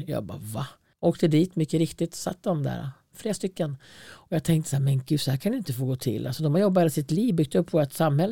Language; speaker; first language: Swedish; native; Swedish